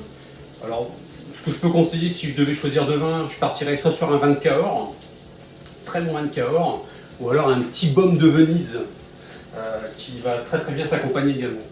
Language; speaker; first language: French; native; French